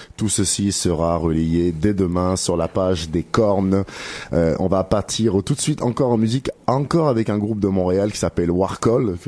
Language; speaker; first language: French; native; French